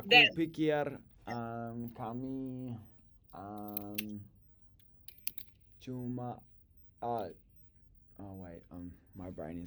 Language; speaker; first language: Indonesian; non-native, learner; English